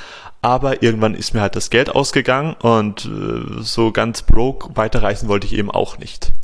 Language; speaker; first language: German; native; German